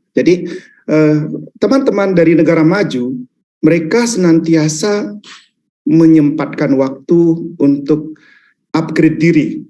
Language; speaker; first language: Indonesian; native; Indonesian